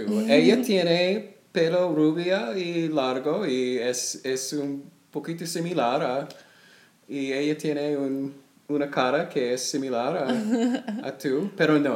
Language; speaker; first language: Spanish; non-native, learner; English